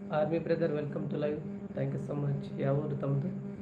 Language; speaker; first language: Hindi; non-native, local second language; Kannada